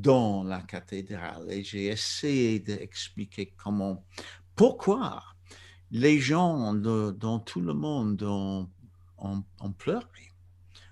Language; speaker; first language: French; non-native, fluent; English